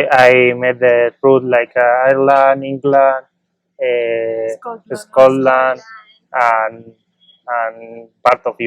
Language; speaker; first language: English; non-native, learner; Spanish